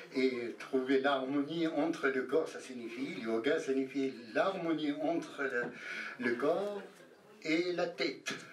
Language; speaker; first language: French; non-native, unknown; Arabic